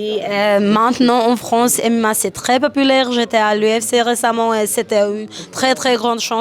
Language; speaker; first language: French; non-native, learner; Polish